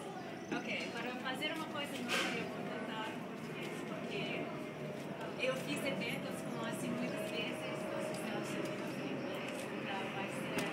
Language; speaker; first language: Portuguese; non-native, learner; English